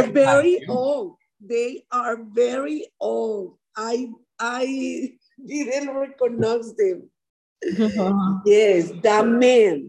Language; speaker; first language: English; non-native, learner; Spanish